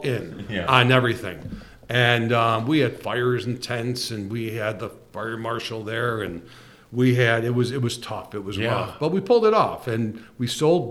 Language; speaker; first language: English; native; English